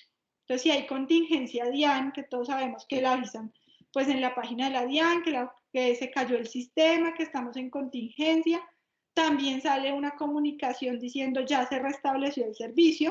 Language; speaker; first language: Spanish; native; Spanish